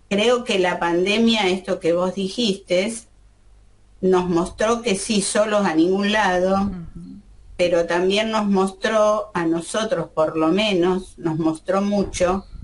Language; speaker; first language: Spanish; native; Spanish